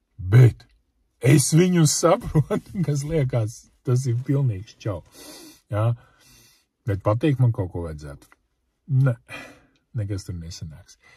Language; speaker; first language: Latvian; early bilingual, other home language; Lithuanian